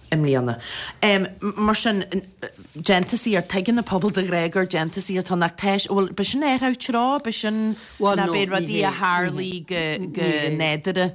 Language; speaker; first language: Irish; native; Irish